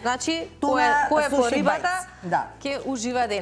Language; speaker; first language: Macedonian; native; Macedonian